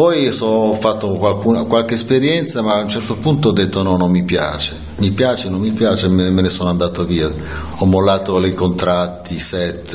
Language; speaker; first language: Italian; native; Italian